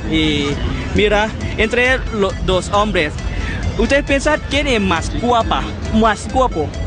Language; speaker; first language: Spanish; non-native, learner; Thai